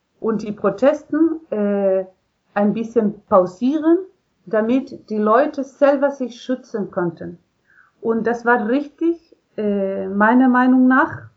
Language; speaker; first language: German; non-native, learner; Spanish